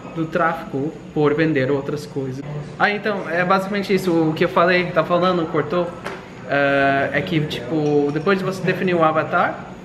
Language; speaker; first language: Portuguese; non-native, fluent; English